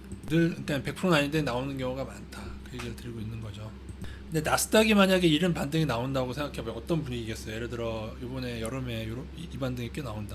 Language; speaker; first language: Korean; native; Korean